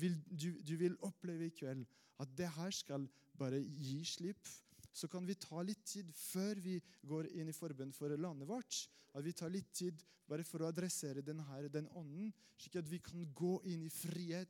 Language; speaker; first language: Norwegian; non-native, fluent; French